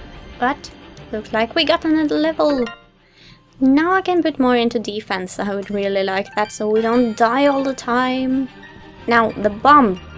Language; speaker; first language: English; non-native, fluent; Norwegian